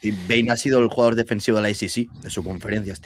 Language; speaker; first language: Spanish; native; Spanish